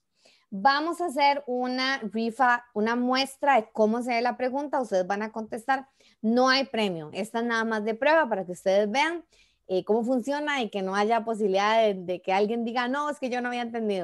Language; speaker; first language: Spanish; native; Spanish